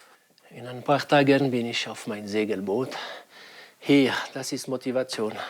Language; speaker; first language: German; non-native, learner; French